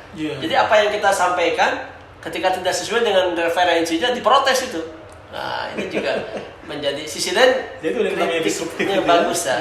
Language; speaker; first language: Indonesian; native; Indonesian